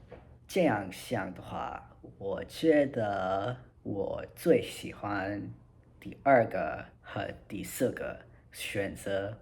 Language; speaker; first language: Chinese; non-native, learner; English